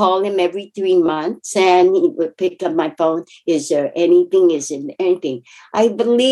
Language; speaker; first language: English; non-native, fluent; Japanese